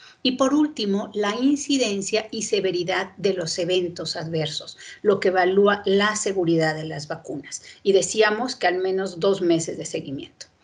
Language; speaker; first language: Spanish; native; Spanish